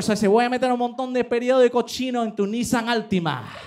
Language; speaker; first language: Spanish; early bilingual, heritage; Spanish